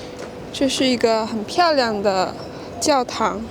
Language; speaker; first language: Chinese; non-native, fluent; French